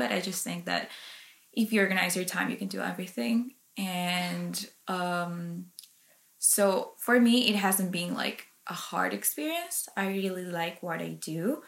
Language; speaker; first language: English; non-native, fluent; Spanish